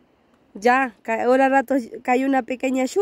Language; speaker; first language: Portuguese; non-native, fluent; Spanish